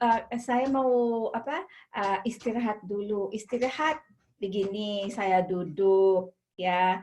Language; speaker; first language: Indonesian; non-native, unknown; English